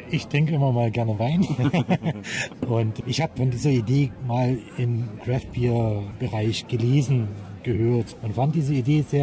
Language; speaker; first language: German; native; German